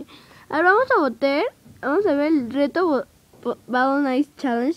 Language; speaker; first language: Spanish; native; Spanish